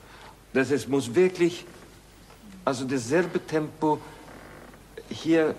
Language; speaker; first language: German; non-native, fluent; Swedish